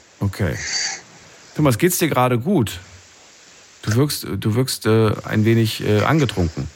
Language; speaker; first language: German; native; German